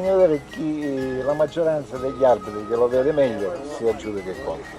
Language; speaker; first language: Italian; native; Italian